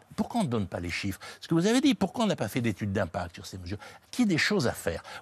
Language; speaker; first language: French; native; French